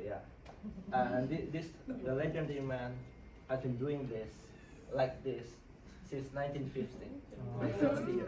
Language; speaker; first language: English; non-native, local second language; Indonesian